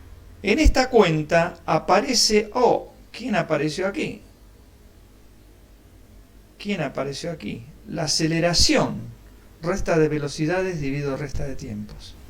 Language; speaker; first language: Spanish; native; Spanish